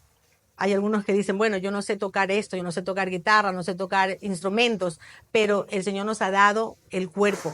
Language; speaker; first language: Spanish; native; Spanish